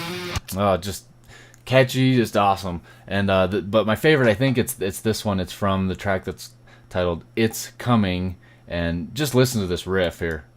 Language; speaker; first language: English; native; English